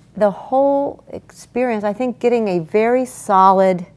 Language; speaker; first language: English; native; English